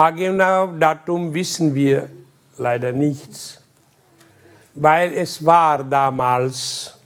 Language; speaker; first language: German; non-native, learner; Hindi